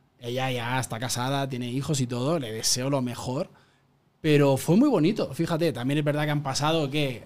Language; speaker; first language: Spanish; native; Spanish